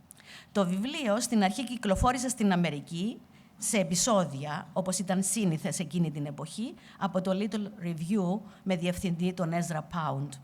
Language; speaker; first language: Greek; native; Greek